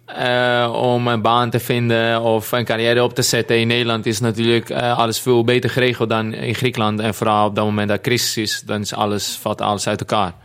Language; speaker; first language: Dutch; non-native, fluent; Greek